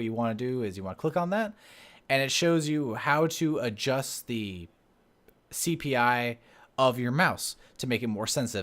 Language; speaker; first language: English; native; English